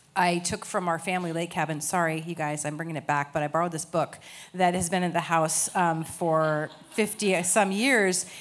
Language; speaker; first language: English; native; English